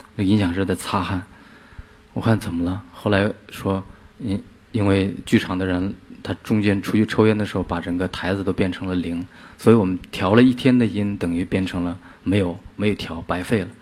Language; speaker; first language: Chinese; native; Chinese